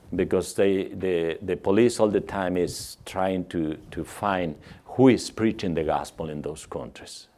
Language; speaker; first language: English; non-native, fluent; Spanish